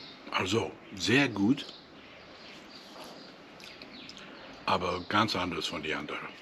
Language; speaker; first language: German; non-native, learner; English